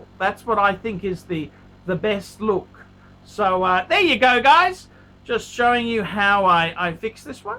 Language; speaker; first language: English; native; English